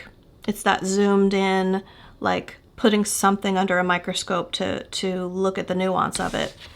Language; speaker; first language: English; native; English